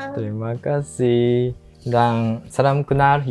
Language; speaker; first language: Indonesian; non-native, learner; Japanese